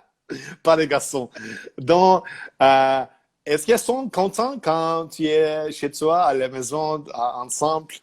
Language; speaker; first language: French; non-native, learner; Turkish